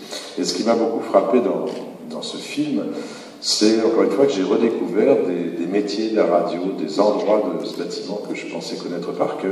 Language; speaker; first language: French; native; French